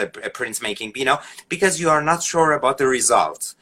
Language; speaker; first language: English; non-native, fluent; Persian